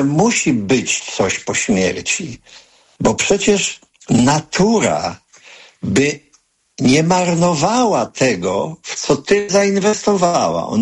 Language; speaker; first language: Polish; native; Polish